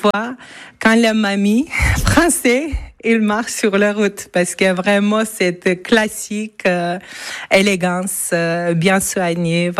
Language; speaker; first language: French; non-native, learner; Armenian